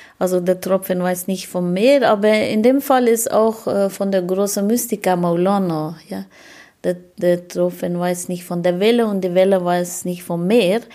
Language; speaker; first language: German; non-native, fluent; Persian